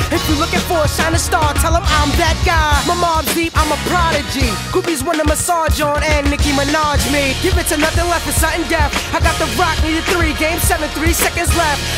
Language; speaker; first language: English; native; English